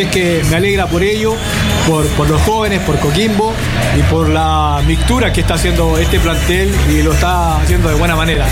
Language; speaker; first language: Spanish; native; Spanish